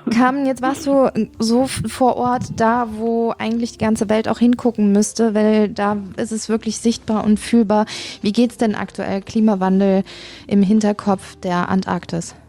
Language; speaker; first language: German; native; German